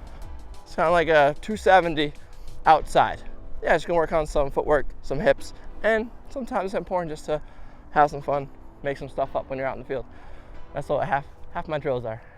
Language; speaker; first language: English; native; English